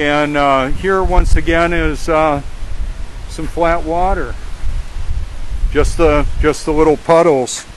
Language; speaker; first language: English; native; English